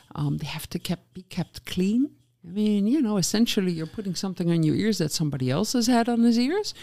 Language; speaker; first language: English; non-native, fluent; Dutch